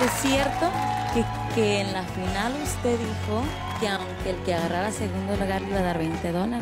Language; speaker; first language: Spanish; early bilingual, heritage; Spanish